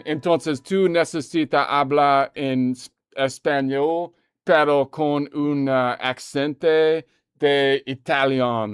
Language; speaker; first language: Spanish; non-native, learner; English